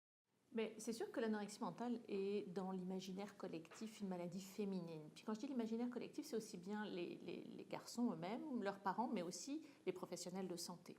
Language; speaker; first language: French; native; French